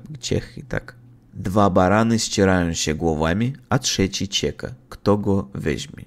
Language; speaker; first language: Polish; non-native, learner; Russian